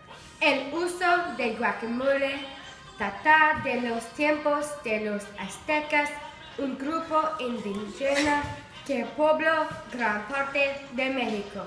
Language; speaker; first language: Spanish; non-native, learner; English